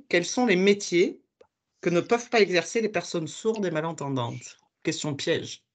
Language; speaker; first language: French; native; French